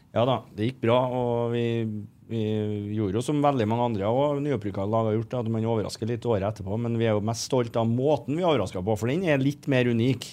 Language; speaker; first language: Norwegian; native; Norwegian